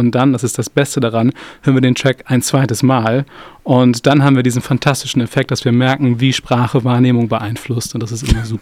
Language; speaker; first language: German; native; German